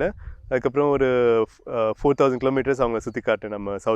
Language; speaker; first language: Tamil; native; Tamil